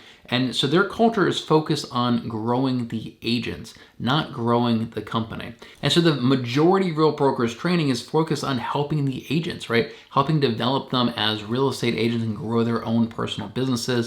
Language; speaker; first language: English; native; English